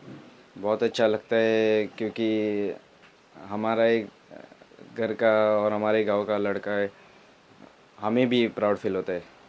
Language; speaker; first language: Hindi; non-native, local second language; Konkani